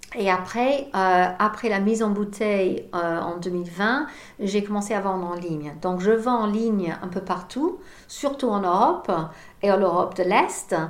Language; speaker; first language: French; non-native, fluent; English